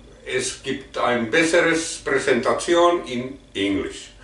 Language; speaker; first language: German; non-native, learner; Finnish